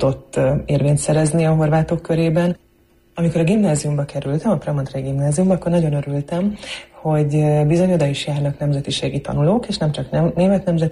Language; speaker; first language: Hungarian; non-native, local second language; Croatian